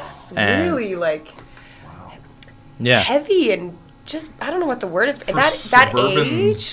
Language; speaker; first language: English; native; English